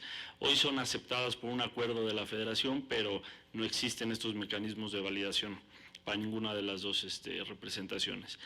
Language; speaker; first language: Spanish; native; Spanish